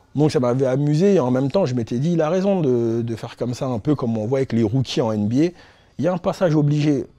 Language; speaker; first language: French; native; French